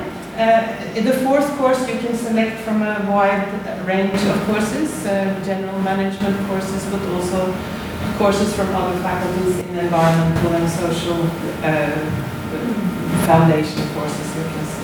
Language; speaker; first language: English; non-native, fluent; Norwegian